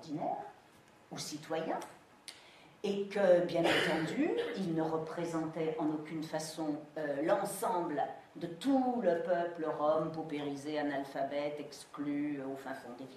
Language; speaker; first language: French; native; French